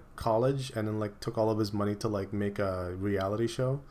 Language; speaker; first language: English; early bilingual, other home language; Filipino